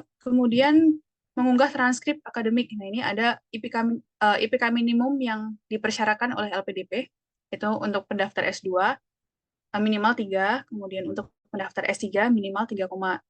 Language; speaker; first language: Indonesian; native; Indonesian